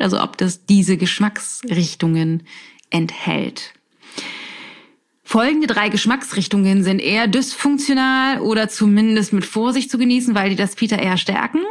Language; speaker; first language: German; native; German